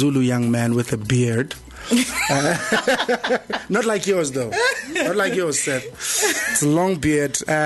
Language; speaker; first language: English; non-native, local second language; Zulu